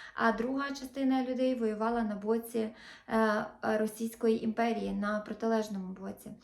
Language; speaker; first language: Ukrainian; non-native, local second language; Russian